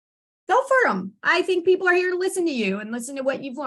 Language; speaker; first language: English; native; English